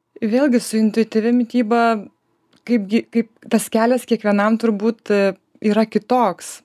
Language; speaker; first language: Lithuanian; native; Lithuanian